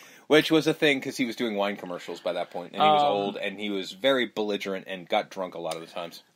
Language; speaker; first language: English; native; English